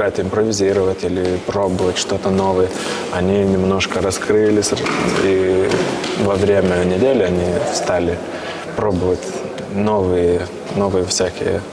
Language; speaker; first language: Russian; non-native, local second language; Latvian